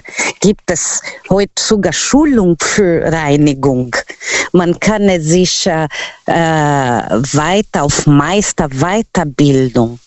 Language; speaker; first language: German; non-native, fluent; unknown